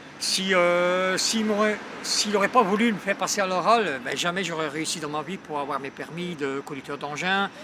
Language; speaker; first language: French; native; French